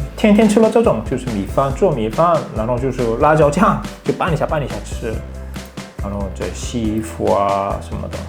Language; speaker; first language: Chinese; non-native, fluent; Korean